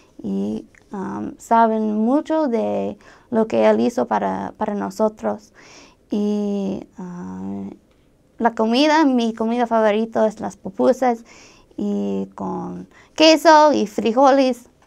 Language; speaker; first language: Spanish; non-native, fluent; English